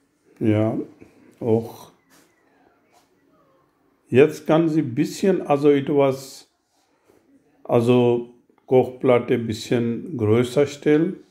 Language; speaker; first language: German; non-native, learner; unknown